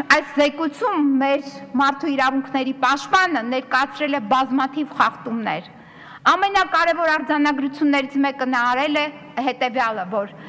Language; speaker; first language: Armenian; native; Armenian